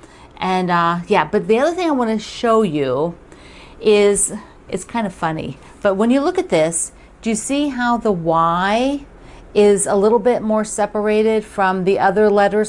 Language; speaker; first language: English; native; English